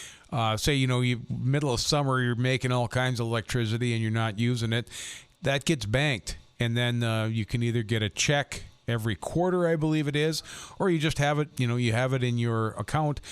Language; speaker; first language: English; native; English